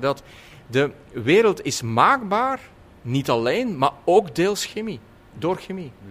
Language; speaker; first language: Dutch; native; Dutch